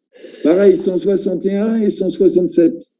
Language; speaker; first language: French; native; French